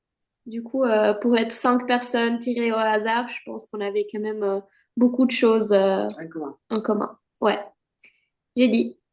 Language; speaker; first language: French; non-native, fluent; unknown